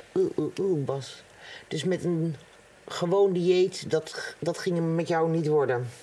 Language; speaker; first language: Dutch; native; Dutch